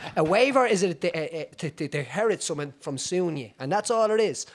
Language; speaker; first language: English; native; English